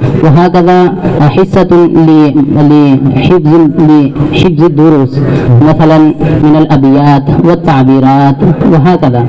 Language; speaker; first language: Arabic; non-native, learner; Urdu